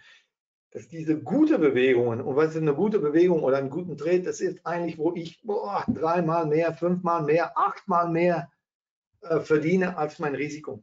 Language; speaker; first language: German; non-native, fluent; Dutch